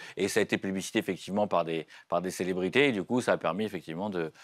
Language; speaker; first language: French; native; French